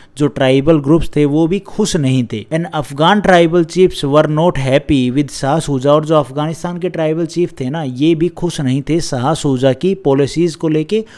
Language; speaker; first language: Hindi; native; Hindi